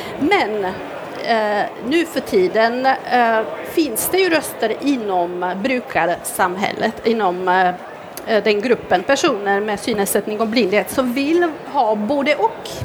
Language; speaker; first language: Swedish; non-native, fluent; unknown